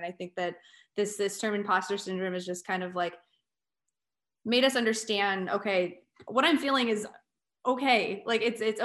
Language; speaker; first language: English; native; English